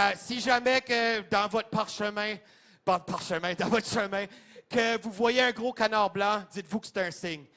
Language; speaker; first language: French; non-native, local second language; English